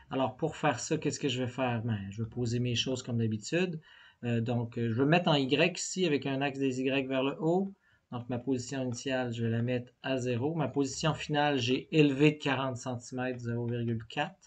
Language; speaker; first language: French; native; French